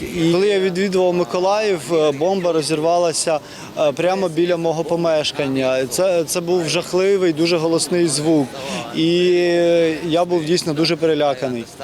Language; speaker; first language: Ukrainian; non-native, fluent; Japanese